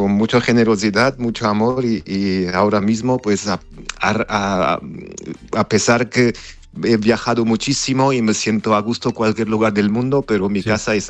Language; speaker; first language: Spanish; non-native, fluent; Armenian